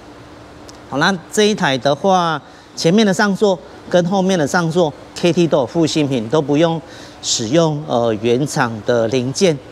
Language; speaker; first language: Chinese; native; Chinese